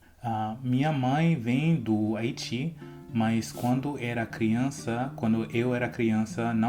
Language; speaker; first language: Portuguese; non-native, fluent; English